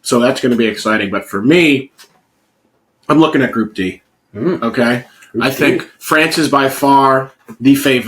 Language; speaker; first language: English; native; English